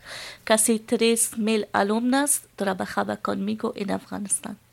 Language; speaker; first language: Spanish; non-native, learner; Persian